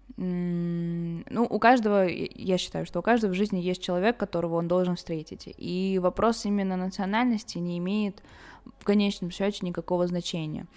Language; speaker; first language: Russian; early bilingual, other home language; Armenian